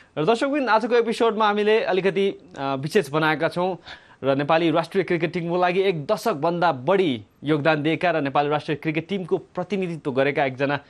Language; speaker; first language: Nepali; native; Nepali